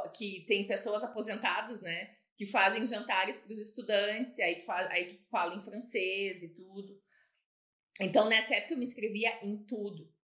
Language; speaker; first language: Portuguese; native; Portuguese